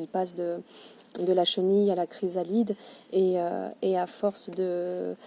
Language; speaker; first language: French; native; French